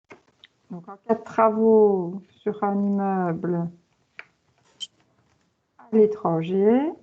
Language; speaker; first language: French; native; French